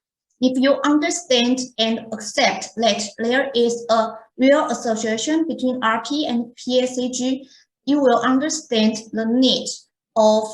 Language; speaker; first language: English; non-native, fluent; Chinese